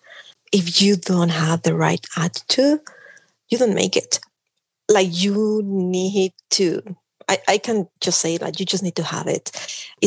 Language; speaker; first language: English; non-native, fluent; Spanish